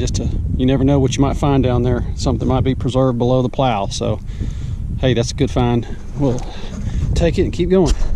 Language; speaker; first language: English; native; English